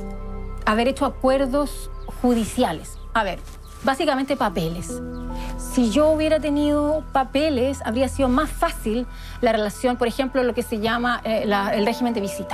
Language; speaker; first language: Spanish; native; Spanish